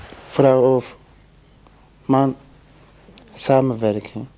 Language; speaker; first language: Dutch; non-native, learner; Turkish